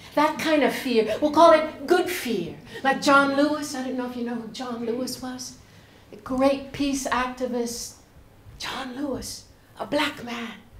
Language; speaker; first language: English; native; English